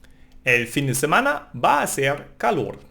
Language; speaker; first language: Spanish; non-native, fluent; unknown